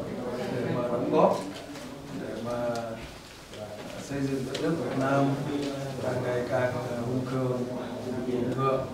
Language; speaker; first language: Vietnamese; native; Vietnamese